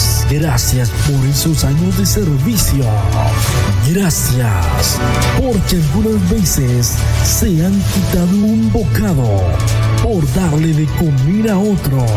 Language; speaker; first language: Spanish; native; Spanish